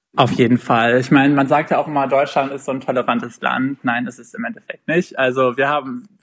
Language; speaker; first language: German; native; German